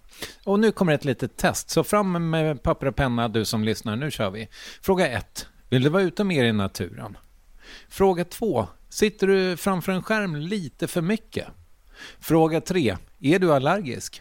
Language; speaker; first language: Swedish; native; Swedish